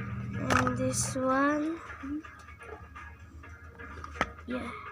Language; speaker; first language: English; non-native, local second language; Filipino